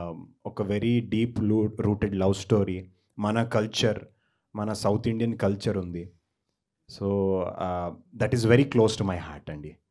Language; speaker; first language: Telugu; non-native, learner; Kannada